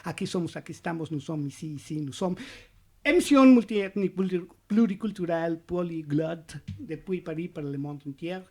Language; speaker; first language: French; non-native, learner; Spanish